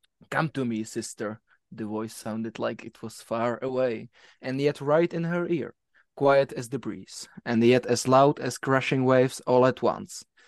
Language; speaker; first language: English; non-native, fluent; Czech